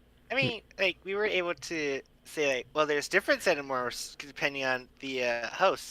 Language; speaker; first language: English; native; English